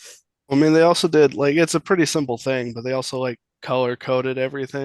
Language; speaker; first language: English; native; English